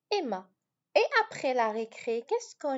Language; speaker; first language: French; non-native, fluent; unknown